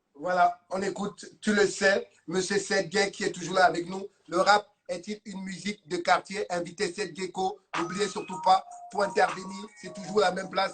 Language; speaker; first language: French; native; French